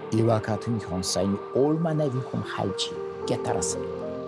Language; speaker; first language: Korean; non-native, fluent; Russian